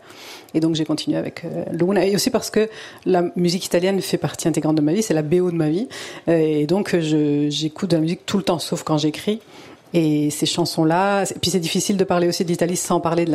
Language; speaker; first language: French; early bilingual, other home language; Italian